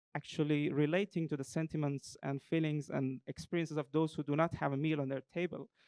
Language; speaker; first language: English; non-native, fluent; Persian